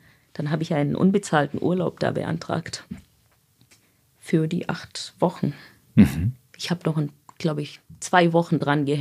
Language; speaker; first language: German; non-native, fluent; Swahili